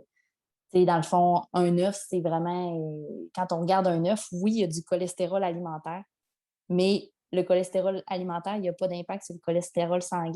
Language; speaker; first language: French; native; French